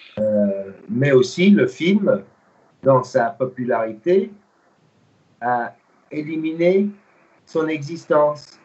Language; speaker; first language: French; non-native, fluent; English